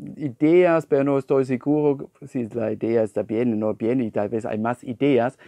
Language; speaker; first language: Spanish; non-native, fluent; German